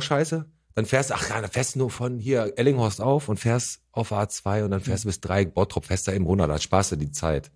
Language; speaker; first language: German; native; German